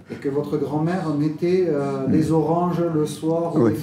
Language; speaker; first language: French; native; French